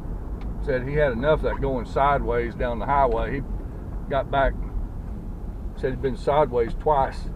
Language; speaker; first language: English; native; English